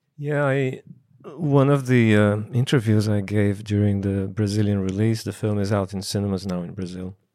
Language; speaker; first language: English; non-native, fluent; Portuguese